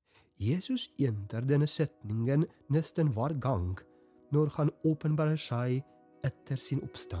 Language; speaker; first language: Norwegian; non-native, fluent; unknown